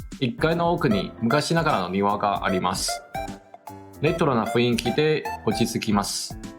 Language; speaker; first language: Japanese; non-native, fluent; Chinese